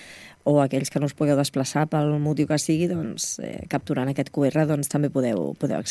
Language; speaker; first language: Catalan; native; Catalan